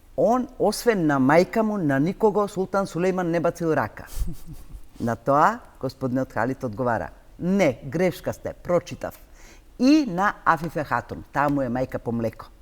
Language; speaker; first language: Macedonian; non-native, local second language; Turkish